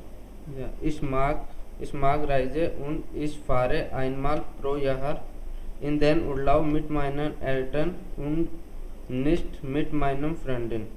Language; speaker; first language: German; non-native, learner; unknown